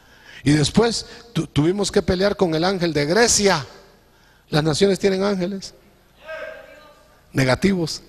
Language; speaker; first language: Spanish; native; Spanish